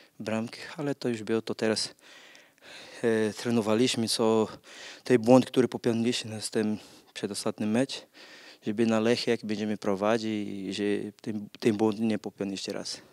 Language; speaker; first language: Polish; non-native, learner; Portuguese